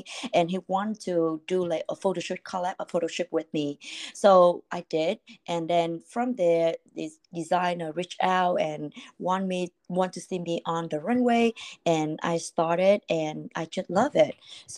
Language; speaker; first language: English; non-native, fluent; Vietnamese